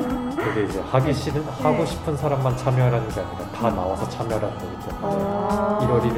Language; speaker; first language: Korean; native; Korean